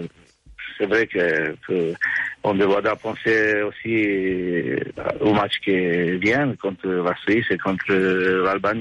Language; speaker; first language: French; non-native, fluent; Romanian